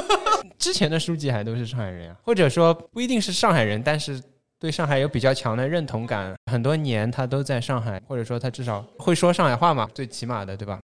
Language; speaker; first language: Chinese; non-native, local second language; Wu Chinese